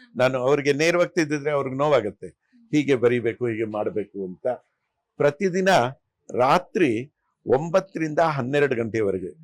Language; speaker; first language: Kannada; non-native, local second language; Telugu